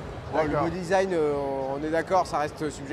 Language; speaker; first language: French; native; French